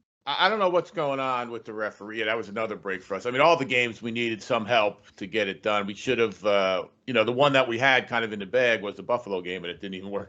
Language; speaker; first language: English; native; English